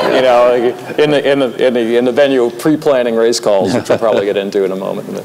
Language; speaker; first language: English; native; English